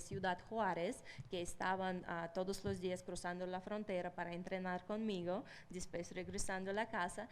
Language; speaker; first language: Spanish; non-native, fluent; Russian